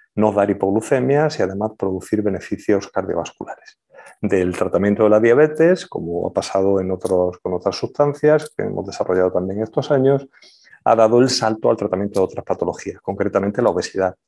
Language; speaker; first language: Spanish; native; Spanish